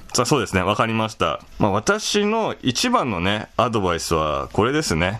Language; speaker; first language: Japanese; native; Japanese